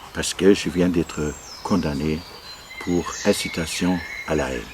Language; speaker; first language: French; non-native, local second language; Luxembourgish